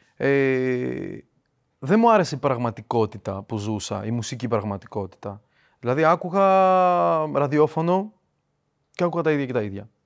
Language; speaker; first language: Greek; early bilingual, other home language; Russian